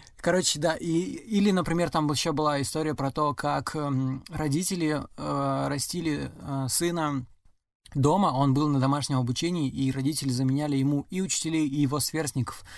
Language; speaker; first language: Russian; native; Russian